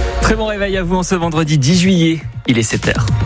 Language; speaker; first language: French; native; French